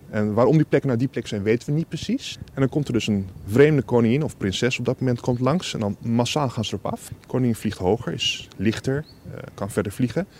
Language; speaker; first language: Dutch; native; Dutch